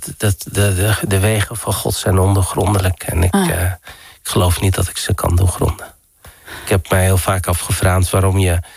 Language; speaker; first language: Dutch; early bilingual, other home language; Riffian